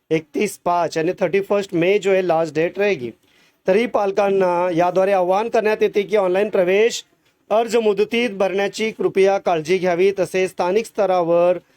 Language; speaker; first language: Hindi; non-native, local second language; Marathi